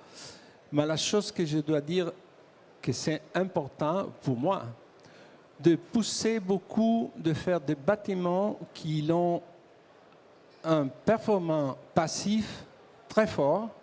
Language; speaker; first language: French; non-native, learner; Italian